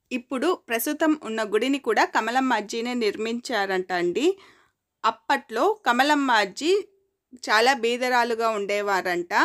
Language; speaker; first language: Telugu; non-native, local second language; Kannada